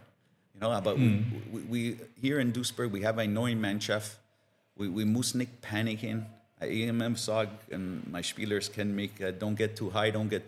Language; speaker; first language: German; non-native, learner; English